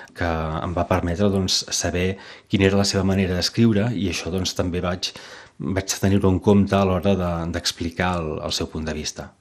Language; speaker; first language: Catalan; native; Catalan